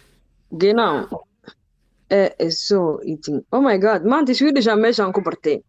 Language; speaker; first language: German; non-native, fluent; Somali